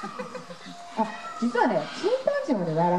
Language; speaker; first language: Japanese; native; Japanese